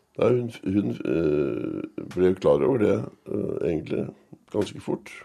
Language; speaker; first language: Norwegian; native; Norwegian